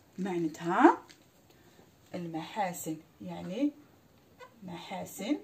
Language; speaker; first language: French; non-native, local second language; Arabic